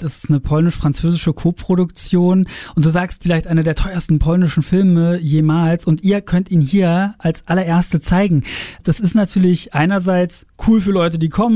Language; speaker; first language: German; native; German